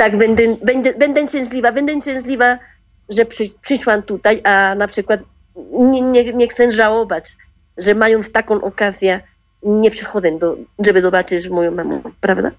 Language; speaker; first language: Polish; non-native, learner; Spanish